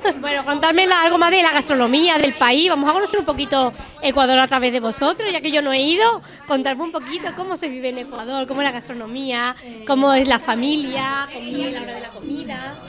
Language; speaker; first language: Spanish; native; Spanish